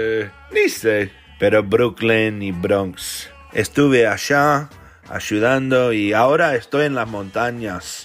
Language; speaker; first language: Spanish; non-native, fluent; English